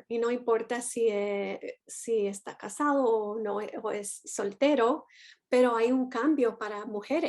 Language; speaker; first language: Spanish; non-native, fluent; English